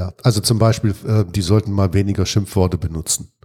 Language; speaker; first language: German; native; German